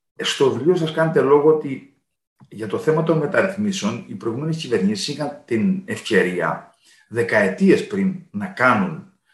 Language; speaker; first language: Greek; native; Greek